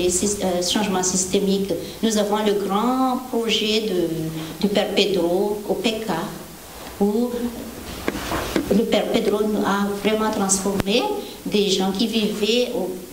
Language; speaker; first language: French; non-native, local second language; Malagasy